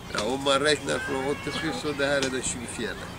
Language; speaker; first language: Swedish; non-native, fluent; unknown